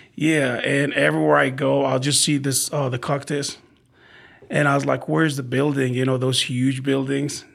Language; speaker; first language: English; non-native, fluent; Arabic